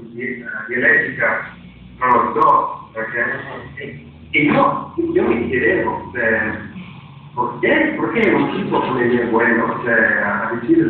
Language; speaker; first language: Italian; non-native, fluent; English